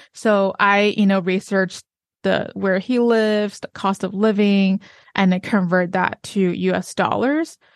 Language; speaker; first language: English; non-native, fluent; Chinese